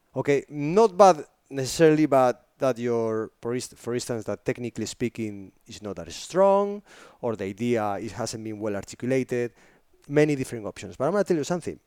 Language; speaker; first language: English; non-native, fluent; Spanish